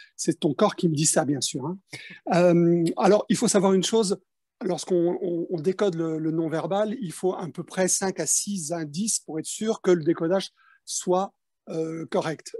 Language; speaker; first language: French; early bilingual, other home language; Spanish